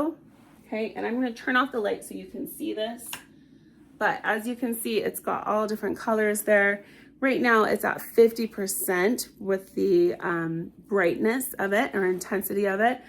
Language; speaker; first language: English; native; English